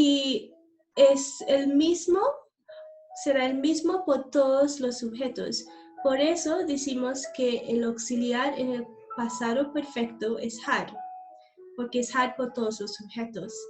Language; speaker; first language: Spanish; non-native, fluent; English